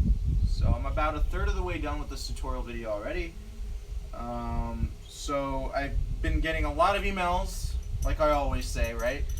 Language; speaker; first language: English; native; English